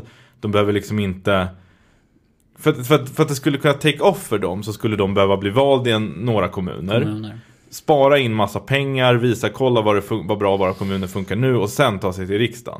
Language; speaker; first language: Swedish; native; Swedish